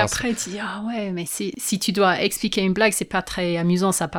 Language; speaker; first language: French; non-native, fluent; English